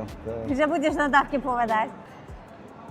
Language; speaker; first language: Slovak; non-native, learner; Azerbaijani